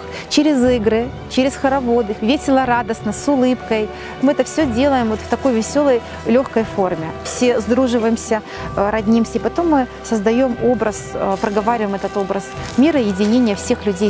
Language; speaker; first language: Russian; native; Russian